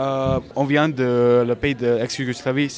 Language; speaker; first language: French; non-native, learner; Serbian